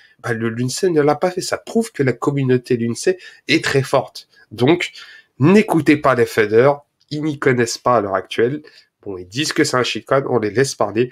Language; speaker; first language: French; native; French